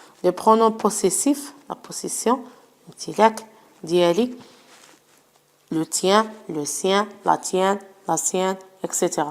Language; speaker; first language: French; non-native, local second language; Arabic